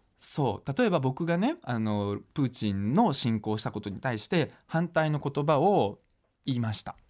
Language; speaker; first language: Japanese; early bilingual, other home language; Russian